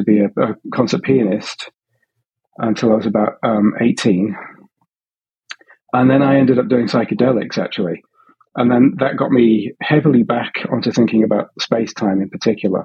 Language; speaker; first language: English; native; English